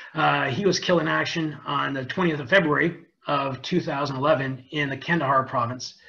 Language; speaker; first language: English; native; English